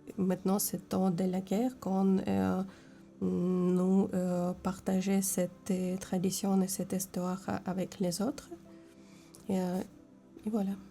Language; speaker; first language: French; non-native, learner; Ukrainian